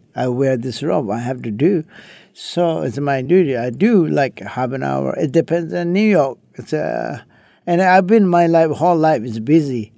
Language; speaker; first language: English; early bilingual, other home language; Chinese